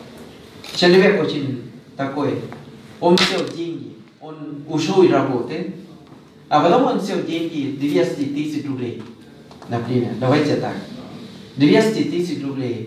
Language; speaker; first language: Russian; non-native, fluent; Thai